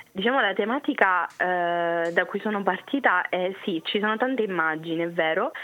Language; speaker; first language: Italian; native; Italian